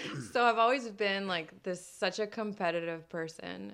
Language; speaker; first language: English; non-native, fluent; French